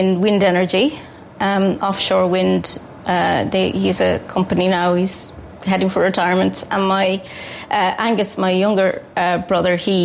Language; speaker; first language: English; native; English